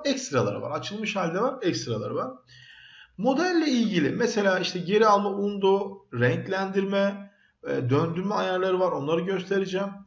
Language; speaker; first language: Turkish; native; Turkish